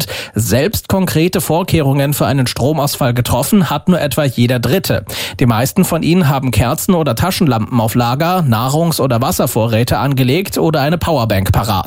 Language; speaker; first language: German; native; German